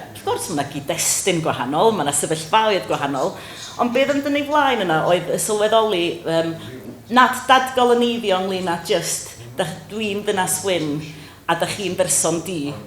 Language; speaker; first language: Welsh; native; Welsh